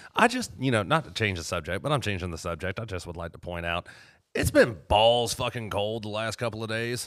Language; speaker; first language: English; native; English